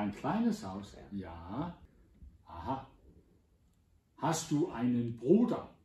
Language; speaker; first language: German; non-native, fluent; Danish